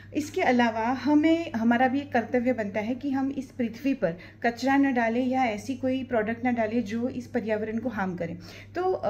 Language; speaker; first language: Hindi; non-native, local second language; Gujarati